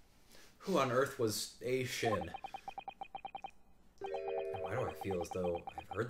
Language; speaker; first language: English; native; English